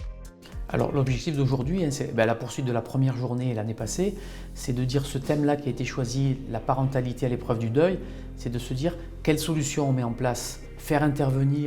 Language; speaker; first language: French; native; French